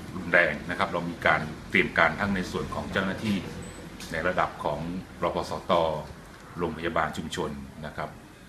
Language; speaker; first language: Thai; native; Thai